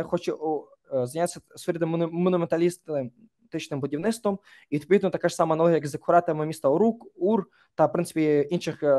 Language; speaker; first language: Ukrainian; native; Ukrainian